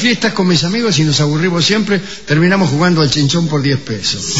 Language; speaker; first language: Spanish; native; Spanish